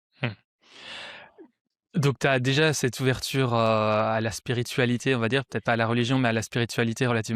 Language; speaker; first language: French; native; French